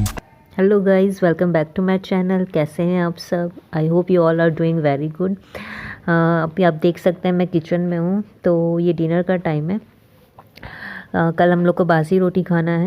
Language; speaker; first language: Hindi; native; Hindi